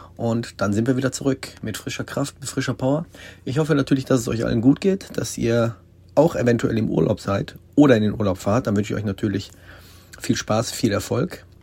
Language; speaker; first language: German; native; German